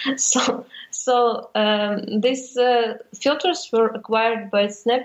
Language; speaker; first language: English; non-native, fluent; Ukrainian